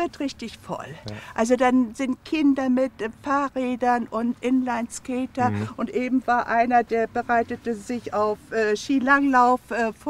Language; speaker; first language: German; native; German